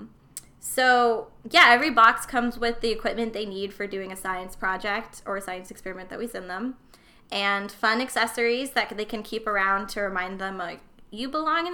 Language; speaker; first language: English; native; English